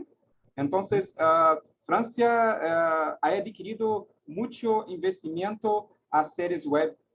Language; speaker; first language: Spanish; non-native, learner; Portuguese